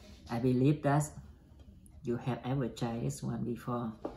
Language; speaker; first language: English; non-native, learner; Vietnamese